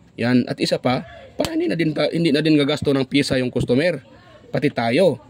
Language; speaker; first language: Filipino; non-native, local second language; Cebuano